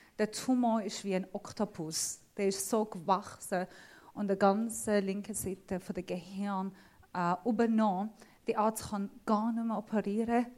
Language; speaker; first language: German; non-native, fluent; Assyrian Neo-Aramaic